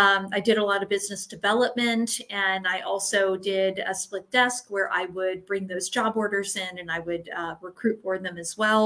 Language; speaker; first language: English; native; English